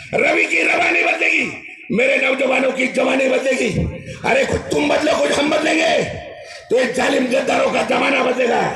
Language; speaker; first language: Hindi; non-native, local second language; Marathi